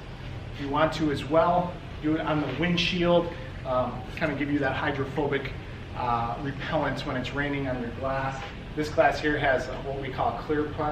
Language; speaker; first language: English; native; English